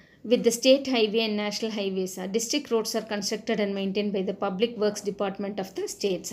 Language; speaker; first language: English; non-native, local second language; Tamil